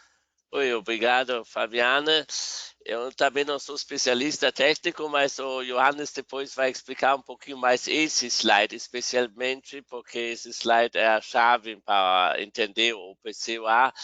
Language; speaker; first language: Portuguese; non-native, fluent; German